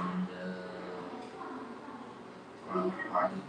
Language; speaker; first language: English; non-native, learner; Chinese